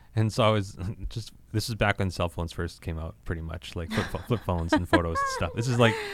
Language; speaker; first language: English; native; English